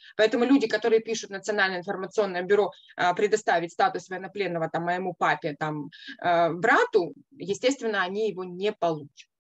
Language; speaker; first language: Russian; native; Russian